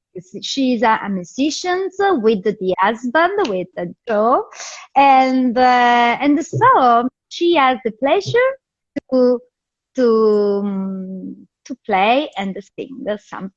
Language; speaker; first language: English; non-native, fluent; Italian